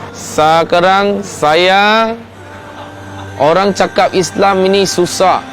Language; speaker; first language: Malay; non-native, local second language; Chinese